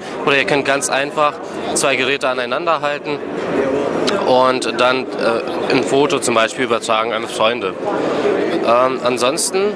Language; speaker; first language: German; native; German